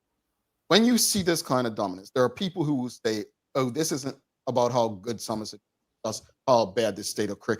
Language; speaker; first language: English; native; English